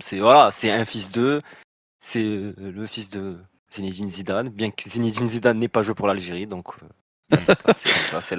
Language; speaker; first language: French; native; French